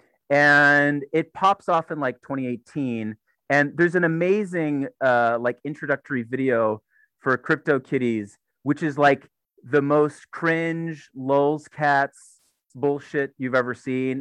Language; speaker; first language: English; native; English